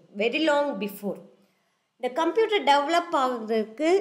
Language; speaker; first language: English; non-native, local second language; Tamil